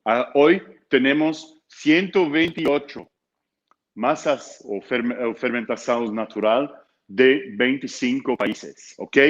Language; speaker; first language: Spanish; non-native, fluent; Dutch